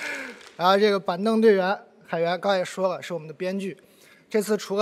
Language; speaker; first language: Chinese; native; Chinese